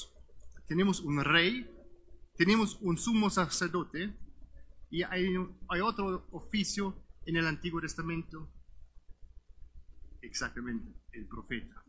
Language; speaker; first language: Spanish; non-native, fluent; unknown